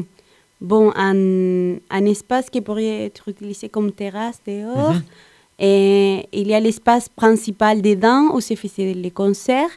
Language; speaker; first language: French; non-native, learner; Spanish